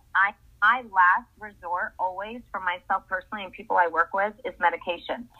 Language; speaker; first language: English; native; English